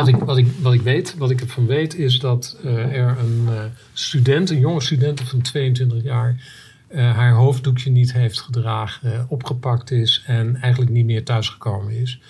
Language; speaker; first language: Dutch; native; Dutch